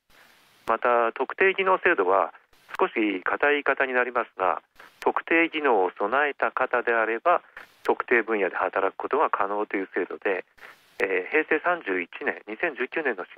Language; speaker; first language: Japanese; native; Japanese